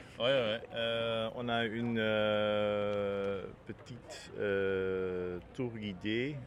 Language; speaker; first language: French; non-native, learner; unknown